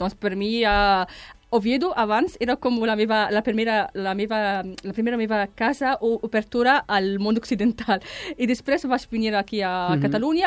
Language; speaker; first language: Catalan; non-native, fluent; Arabic